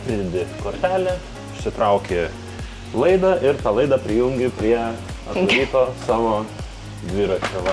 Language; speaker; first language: Lithuanian; native; Lithuanian